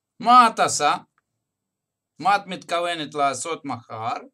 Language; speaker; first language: Hebrew; non-native, fluent; Russian